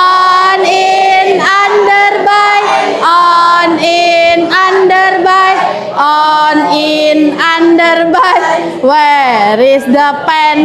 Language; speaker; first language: English; non-native, learner; Indonesian